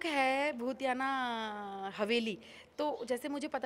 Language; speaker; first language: Hindi; native; Hindi